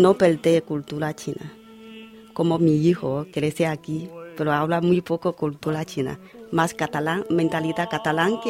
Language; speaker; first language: Spanish; non-native, learner; Chinese